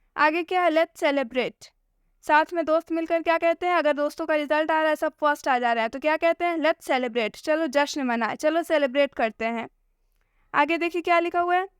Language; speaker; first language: Hindi; native; Hindi